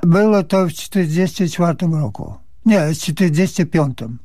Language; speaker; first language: Polish; early bilingual, heritage; Polish